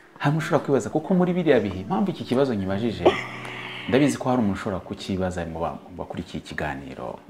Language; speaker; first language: Kinyarwanda; native; Kinyarwanda